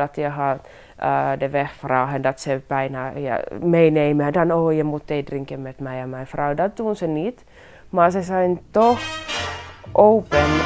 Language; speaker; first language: Dutch; non-native, fluent; Finnish